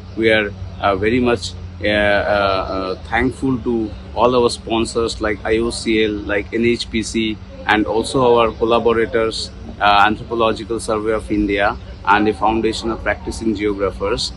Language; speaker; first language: English; non-native, local second language; Bangla